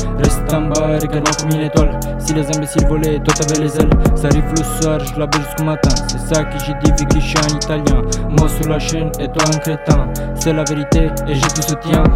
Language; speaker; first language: French; non-native, learner; Romanian